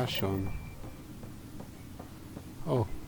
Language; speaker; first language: Hungarian; native; Hungarian